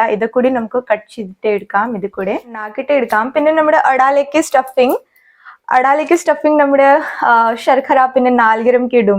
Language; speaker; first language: Malayalam; non-native, fluent; Hindi